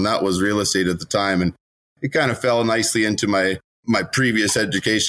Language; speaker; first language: English; native; English